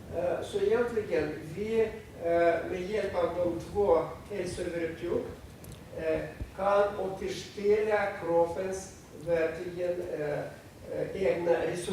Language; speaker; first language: Swedish; non-native, fluent; Russian